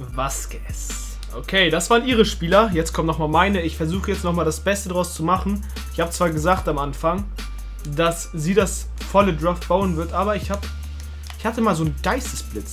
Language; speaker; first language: German; early bilingual, other home language; Turkish